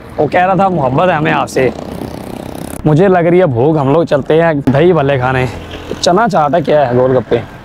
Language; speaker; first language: Urdu; non-native, local second language; Punjabi